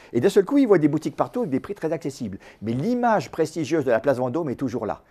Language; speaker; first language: French; native; French